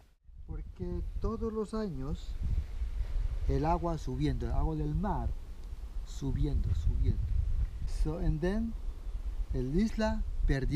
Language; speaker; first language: Spanish; non-native, local second language; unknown